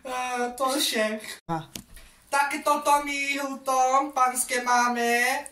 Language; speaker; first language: Slovak; non-native, local second language; Romany